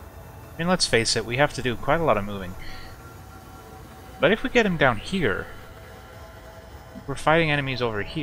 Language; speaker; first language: English; native; English